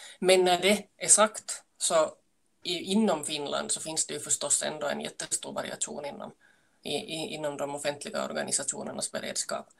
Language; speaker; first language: Swedish; native; Swedish